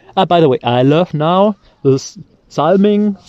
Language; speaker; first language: English; non-native, learner; German